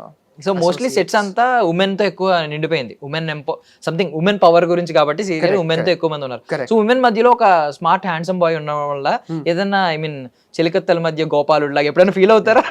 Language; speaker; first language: Telugu; native; Telugu